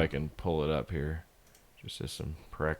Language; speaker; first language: English; native; English